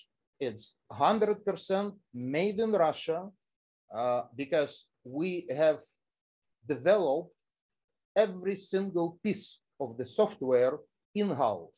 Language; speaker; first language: English; non-native, fluent; Russian